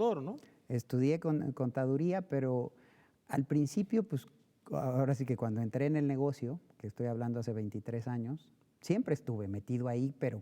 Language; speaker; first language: Spanish; native; Spanish